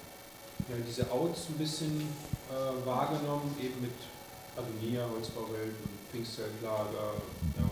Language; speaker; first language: German; native; German